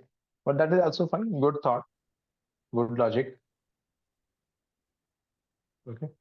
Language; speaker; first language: English; non-native, local second language; Hindi